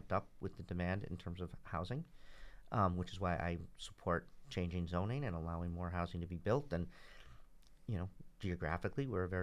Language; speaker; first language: English; native; English